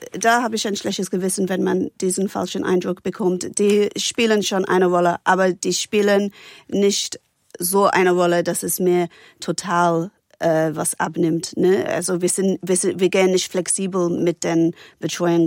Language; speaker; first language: German; non-native, fluent; English